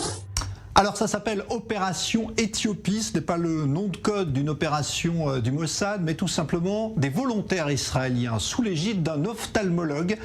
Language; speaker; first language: French; native; French